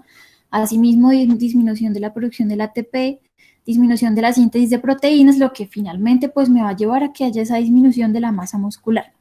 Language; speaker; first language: Spanish; native; Spanish